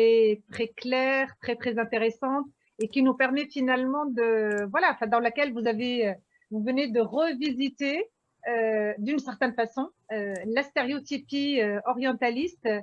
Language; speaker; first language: French; native; French